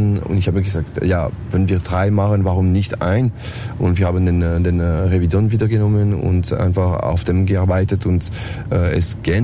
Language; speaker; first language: German; non-native, learner; French